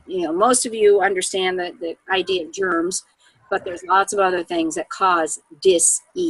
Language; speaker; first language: English; native; English